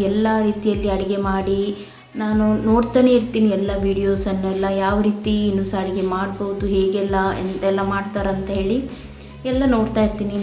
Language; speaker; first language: Kannada; non-native, local second language; Konkani